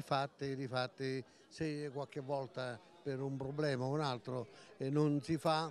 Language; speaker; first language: Italian; native; Italian